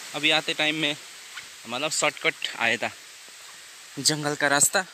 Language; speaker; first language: Hindi; non-native, local second language; Nepali